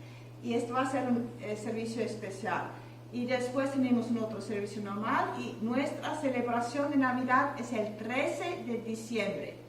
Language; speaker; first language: Spanish; non-native, learner; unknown